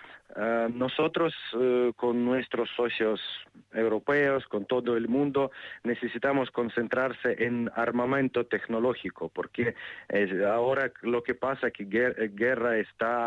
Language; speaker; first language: Spanish; non-native, fluent; Ukrainian